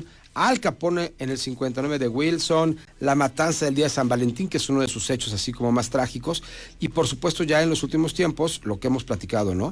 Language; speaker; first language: Spanish; native; Spanish